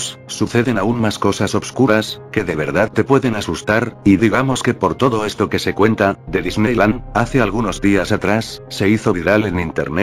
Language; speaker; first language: Spanish; native; Spanish